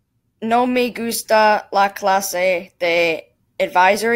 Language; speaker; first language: Spanish; non-native, learner; English